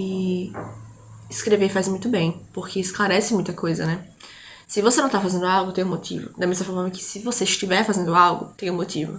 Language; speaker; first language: Portuguese; native; Portuguese